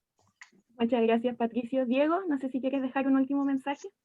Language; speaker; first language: Spanish; native; Spanish